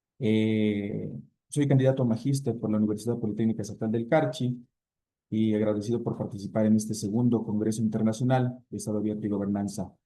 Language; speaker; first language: Spanish; native; Spanish